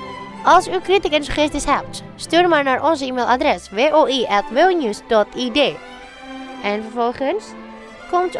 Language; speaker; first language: Dutch; non-native, fluent; Indonesian